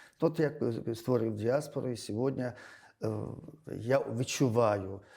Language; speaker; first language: Ukrainian; non-native, fluent; Georgian